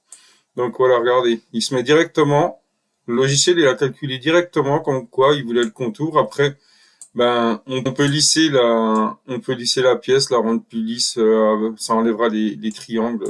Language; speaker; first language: French; native; French